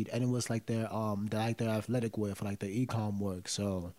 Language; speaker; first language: English; early bilingual, other home language; Yoruba